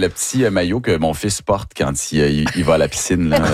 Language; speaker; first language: French; native; French